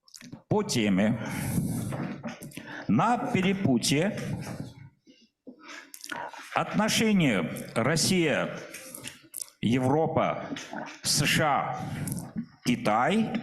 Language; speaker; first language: Russian; non-native, fluent; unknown